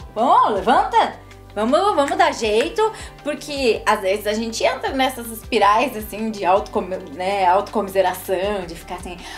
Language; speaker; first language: Portuguese; native; Portuguese